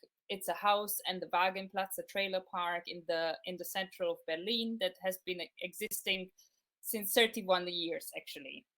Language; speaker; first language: English; non-native, fluent; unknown